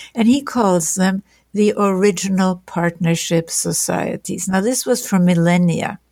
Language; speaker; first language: English; non-native, fluent; German